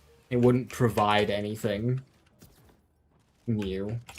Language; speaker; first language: English; native; English